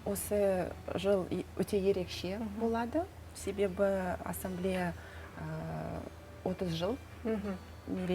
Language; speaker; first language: Kazakh; non-native, local second language; Russian